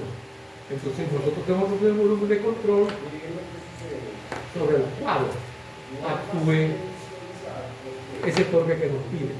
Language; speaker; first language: Spanish; native; Spanish